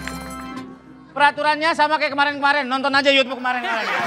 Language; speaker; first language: Indonesian; native; Indonesian